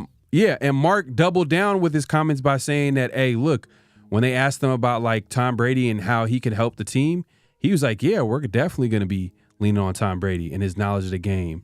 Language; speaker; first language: English; native; English